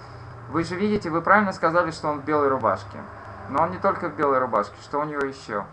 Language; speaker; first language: Russian; native; Russian